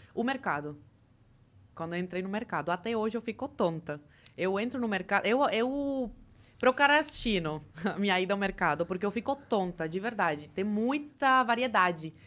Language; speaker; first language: Portuguese; early bilingual, other home language; Spanish